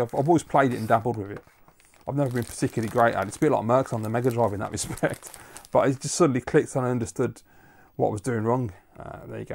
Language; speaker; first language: English; native; English